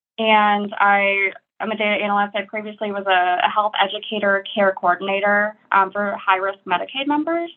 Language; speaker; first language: English; native; English